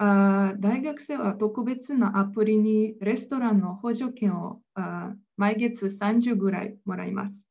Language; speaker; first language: Japanese; non-native, fluent; Slovenian